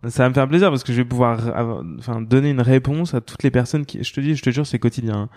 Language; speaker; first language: French; native; French